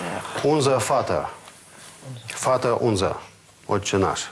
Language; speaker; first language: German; non-native, fluent; Russian